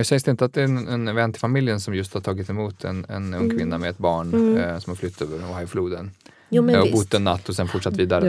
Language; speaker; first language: Swedish; native; Swedish